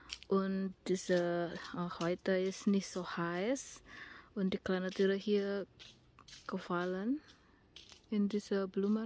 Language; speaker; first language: German; non-native, learner; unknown